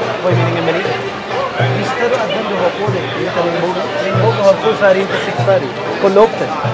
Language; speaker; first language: Swedish; non-native, fluent; Arabic